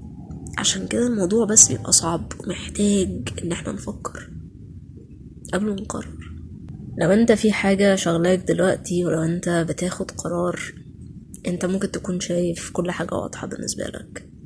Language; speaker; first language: Arabic; native; Arabic